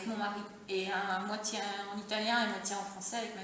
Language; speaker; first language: French; early bilingual, other home language; Italian